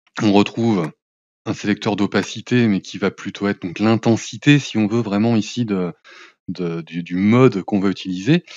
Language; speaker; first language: French; native; French